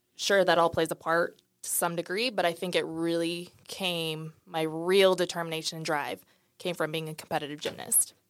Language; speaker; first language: English; native; English